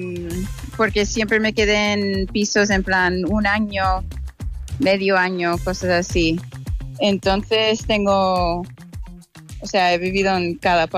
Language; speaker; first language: Spanish; non-native, fluent; English